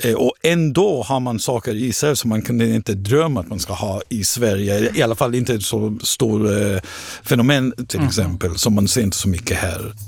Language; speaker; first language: Swedish; non-native, fluent; Hebrew